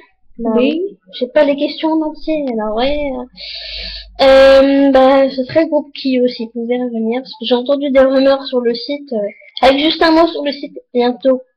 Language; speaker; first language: French; native; French